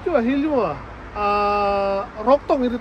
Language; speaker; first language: Japanese; non-native, learner; Filipino